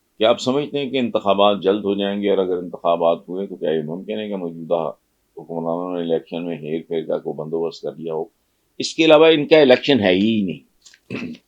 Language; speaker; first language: Urdu; non-native, local second language; Punjabi